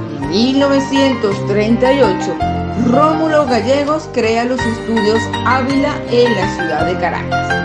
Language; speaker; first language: Spanish; native; Spanish